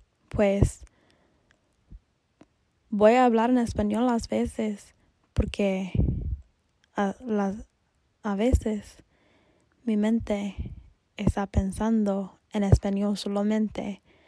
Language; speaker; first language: Spanish; non-native, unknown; English